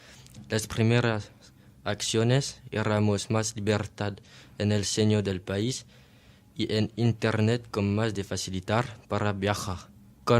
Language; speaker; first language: Spanish; non-native, learner; French